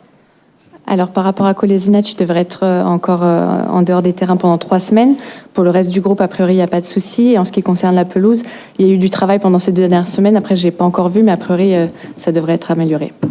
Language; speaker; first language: French; native; French